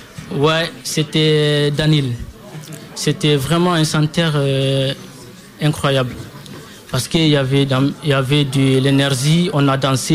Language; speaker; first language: French; non-native, local second language; Fula